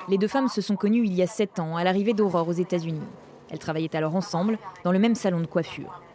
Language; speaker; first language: French; native; French